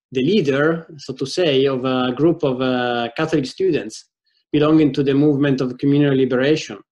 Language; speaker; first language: English; non-native, fluent; Italian